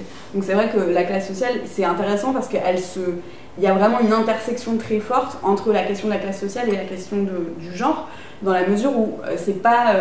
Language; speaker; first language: French; native; French